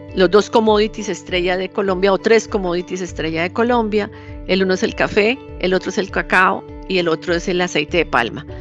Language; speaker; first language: Spanish; native; Spanish